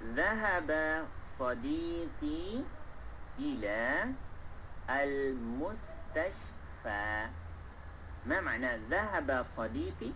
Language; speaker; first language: Arabic; non-native, fluent; Malay